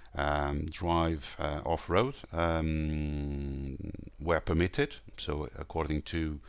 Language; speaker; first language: English; non-native, fluent; Portuguese